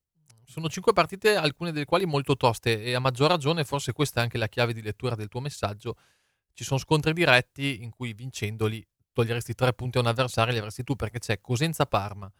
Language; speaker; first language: Italian; native; Italian